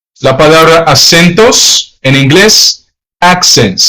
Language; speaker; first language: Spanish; non-native, learner; English